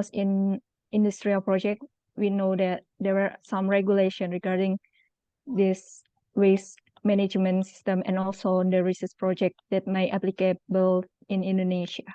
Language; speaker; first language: English; non-native, local second language; Indonesian